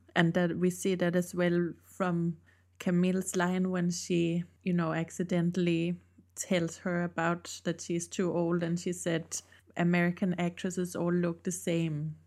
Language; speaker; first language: English; non-native, fluent; Danish